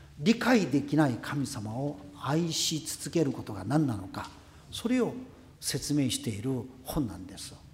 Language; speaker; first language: Japanese; non-native, fluent; Korean